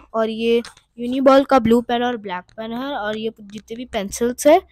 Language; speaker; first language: Hindi; non-native, local second language; Urdu